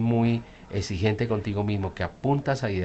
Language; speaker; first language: Spanish; native; Spanish